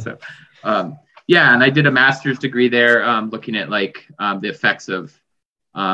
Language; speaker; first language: English; native; English